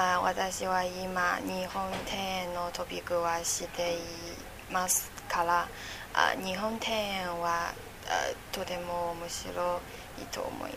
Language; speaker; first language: Japanese; non-native, learner; Chinese